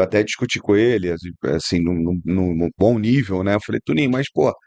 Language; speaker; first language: Portuguese; native; Portuguese